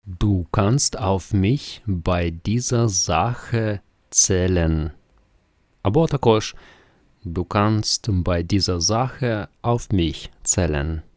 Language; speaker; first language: German; non-native, fluent; Ukrainian